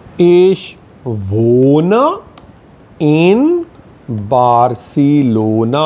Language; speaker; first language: German; non-native, fluent; Hindi